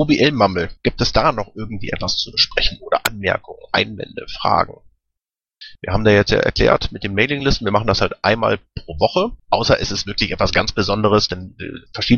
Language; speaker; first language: German; native; German